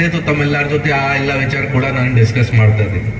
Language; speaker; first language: Kannada; non-native, local second language; Hindi